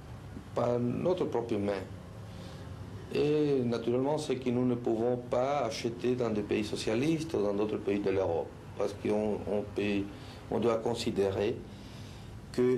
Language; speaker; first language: French; non-native, learner; Spanish